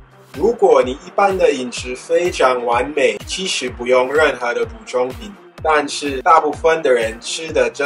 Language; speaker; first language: Chinese; non-native, fluent; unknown